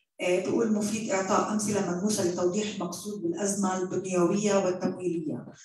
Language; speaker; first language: Arabic; native; Arabic